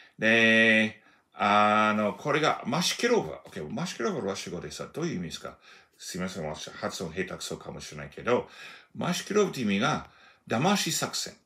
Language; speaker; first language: Japanese; non-native, fluent; English